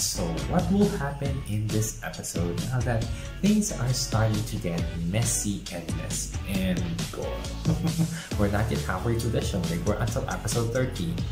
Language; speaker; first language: English; non-native, local second language; Filipino